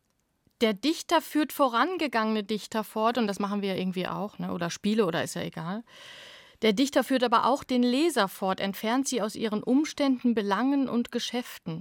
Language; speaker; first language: German; native; German